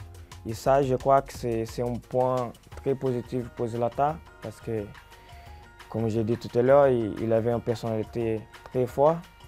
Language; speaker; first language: French; non-native, fluent; Portuguese